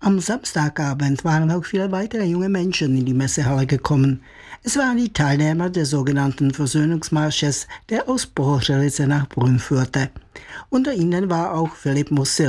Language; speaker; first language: German; native; German